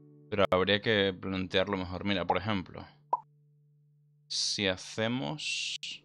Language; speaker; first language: Spanish; native; Spanish